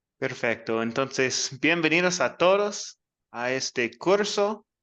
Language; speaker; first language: Spanish; non-native, learner; English